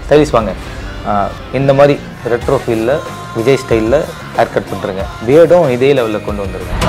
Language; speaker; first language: Tamil; native; Tamil